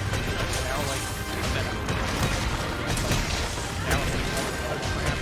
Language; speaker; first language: English; native; English